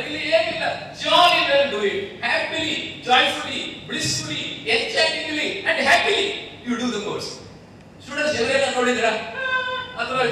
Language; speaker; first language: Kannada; non-native, local second language; Telugu